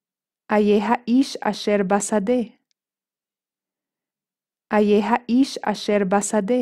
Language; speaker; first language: Hebrew; non-native, fluent; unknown